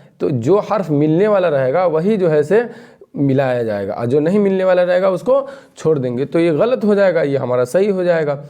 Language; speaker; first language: Hindi; native; Hindi